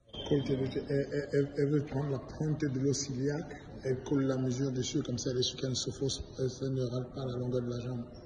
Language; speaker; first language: French; native; French